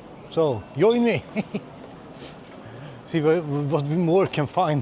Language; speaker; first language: English; non-native, fluent; Swedish